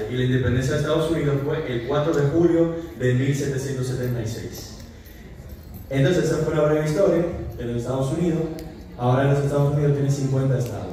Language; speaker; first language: Spanish; early bilingual, heritage; Spanish